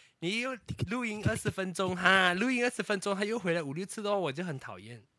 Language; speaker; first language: Chinese; native; Chinese